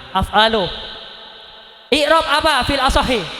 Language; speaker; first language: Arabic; non-native, fluent; Indonesian